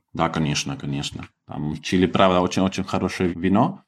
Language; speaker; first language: Russian; non-native, fluent; Spanish